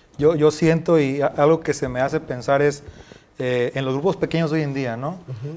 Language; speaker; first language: Spanish; native; Spanish